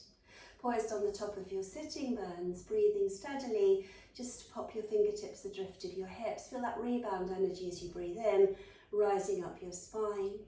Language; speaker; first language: English; native; English